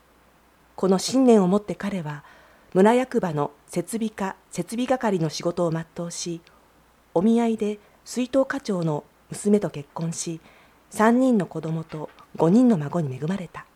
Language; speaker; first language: Japanese; native; Japanese